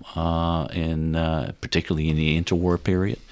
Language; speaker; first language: English; non-native, fluent; Dutch